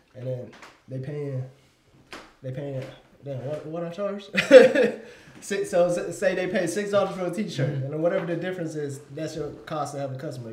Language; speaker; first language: English; native; English